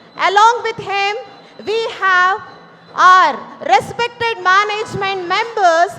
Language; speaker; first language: English; non-native, local second language; Kannada